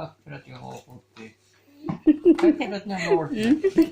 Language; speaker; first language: Swedish; native; Swedish